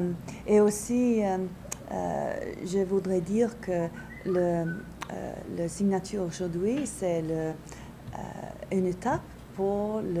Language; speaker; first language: French; non-native, fluent; English